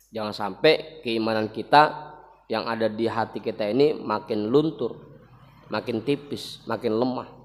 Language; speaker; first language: Indonesian; native; Indonesian